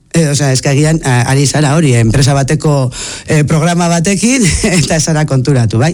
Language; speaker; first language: Basque; non-native, local second language; Spanish